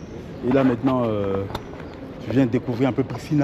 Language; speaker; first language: French; native; French